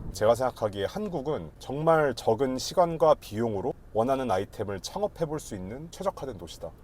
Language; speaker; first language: Korean; early bilingual, heritage; Korean